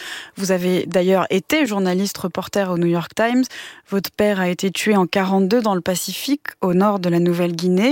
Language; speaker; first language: French; native; French